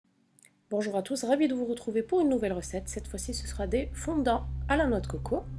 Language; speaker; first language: French; native; French